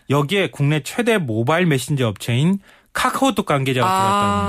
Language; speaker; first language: Korean; native; Korean